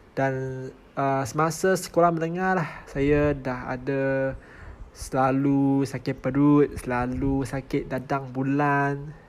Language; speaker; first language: Malay; non-native, local second language; Chinese